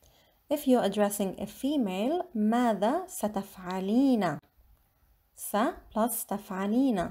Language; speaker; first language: Arabic; non-native, fluent; English